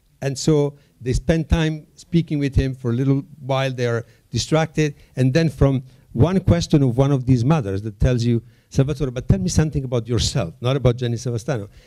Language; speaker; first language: English; non-native, fluent; Italian